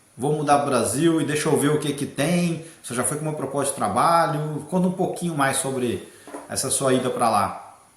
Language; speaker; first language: Portuguese; native; Portuguese